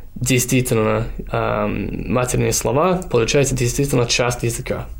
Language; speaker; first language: Russian; non-native, fluent; English